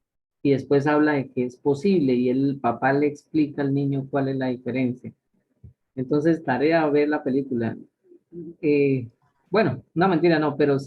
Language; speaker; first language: Spanish; native; Spanish